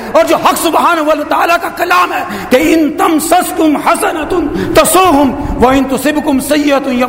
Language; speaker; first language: Urdu; native; Urdu